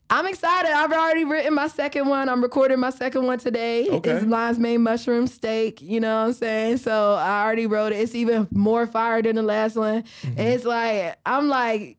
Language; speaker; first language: English; native; English